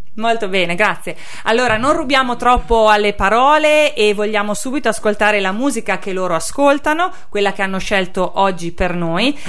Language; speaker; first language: Italian; native; Italian